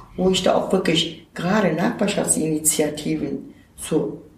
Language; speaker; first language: German; non-native, fluent; Turkish